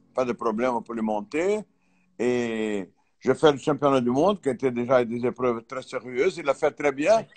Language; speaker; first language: French; non-native, fluent; Portuguese